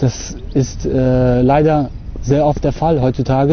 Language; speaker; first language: German; early bilingual, other home language; Russian